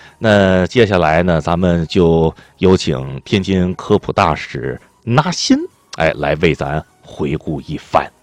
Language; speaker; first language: Chinese; native; Chinese